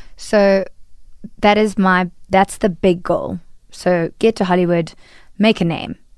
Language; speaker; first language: English; native; English